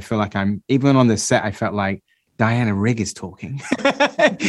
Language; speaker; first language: English; native; English